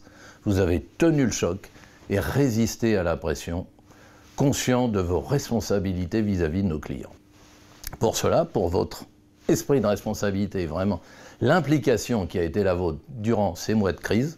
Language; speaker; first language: French; native; French